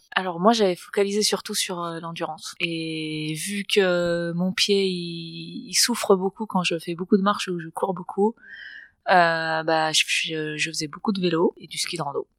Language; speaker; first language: French; non-native, fluent; Catalan